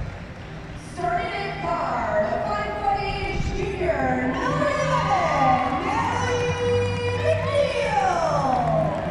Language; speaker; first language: English; native; English